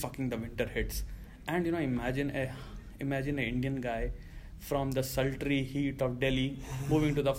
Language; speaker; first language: English; non-native, local second language; Hindi